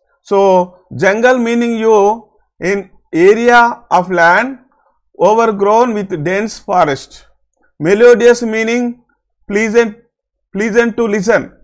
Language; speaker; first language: English; non-native, local second language; Telugu